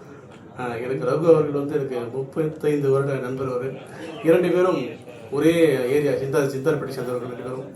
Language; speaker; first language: Tamil; native; Tamil